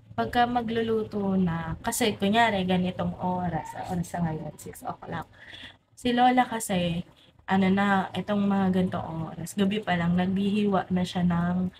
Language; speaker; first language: Filipino; native; Filipino